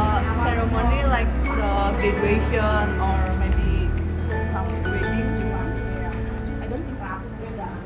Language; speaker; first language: English; non-native, learner; Indonesian